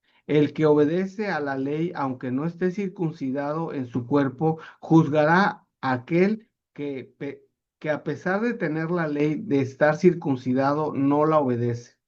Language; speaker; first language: Spanish; native; Spanish